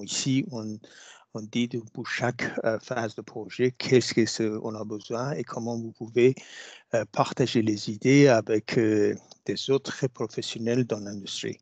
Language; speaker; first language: French; non-native, fluent; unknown